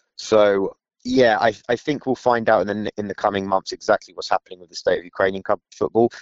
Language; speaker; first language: English; native; English